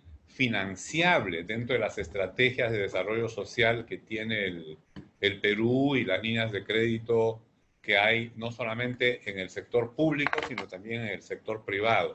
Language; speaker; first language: Spanish; native; Spanish